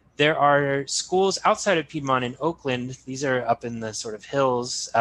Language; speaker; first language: English; native; English